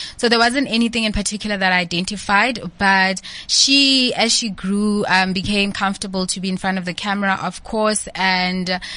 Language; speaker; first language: English; non-native, local second language; Southern Sotho